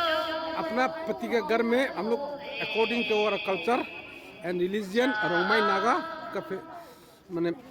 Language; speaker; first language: Hindi; non-native, local second language; Rongmei Naga